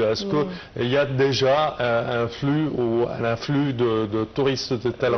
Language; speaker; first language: French; non-native, fluent; Arabic